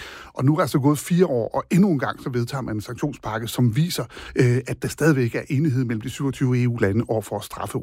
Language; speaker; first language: Danish; native; Danish